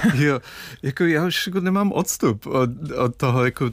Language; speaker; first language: Czech; non-native, fluent; English